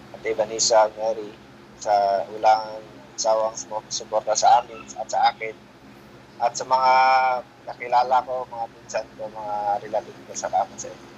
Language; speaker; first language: Filipino; non-native, local second language; Hiligaynon